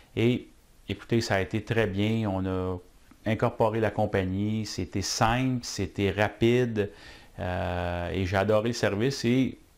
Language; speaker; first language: French; native; French